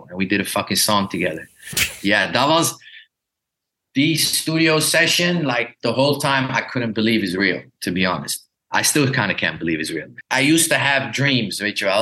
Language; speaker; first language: English; early bilingual, other home language; Dutch